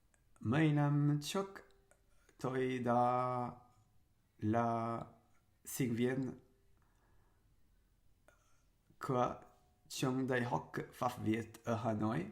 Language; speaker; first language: Vietnamese; non-native, learner; Sinhala